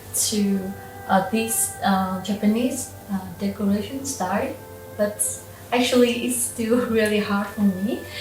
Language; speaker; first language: English; non-native, local second language; Vietnamese